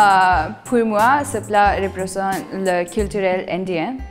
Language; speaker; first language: French; non-native, learner; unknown